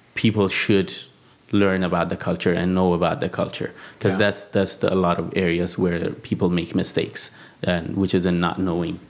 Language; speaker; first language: English; non-native, fluent; Amharic